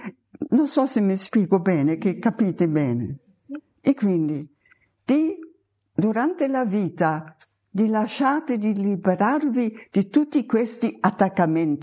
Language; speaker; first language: Italian; non-native, fluent; German